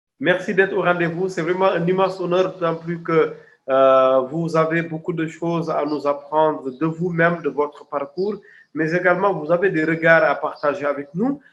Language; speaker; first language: French; non-native, local second language; Wolof